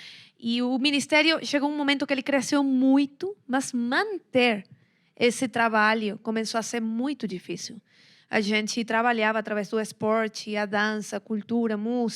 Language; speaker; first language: Portuguese; non-native, fluent; Spanish